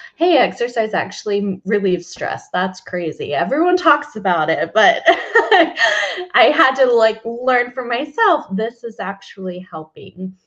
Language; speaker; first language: English; native; English